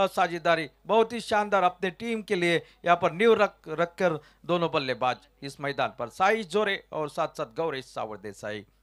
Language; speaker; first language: Hindi; non-native, local second language; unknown